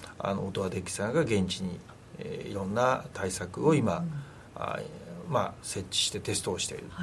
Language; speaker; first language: Japanese; native; Japanese